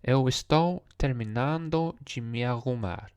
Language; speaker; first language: Portuguese; non-native, learner; English